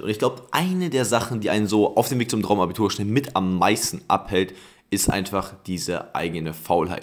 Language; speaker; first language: German; native; German